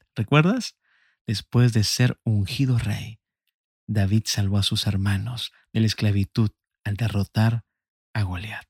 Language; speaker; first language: Spanish; native; Spanish